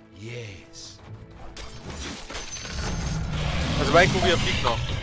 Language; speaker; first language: German; native; German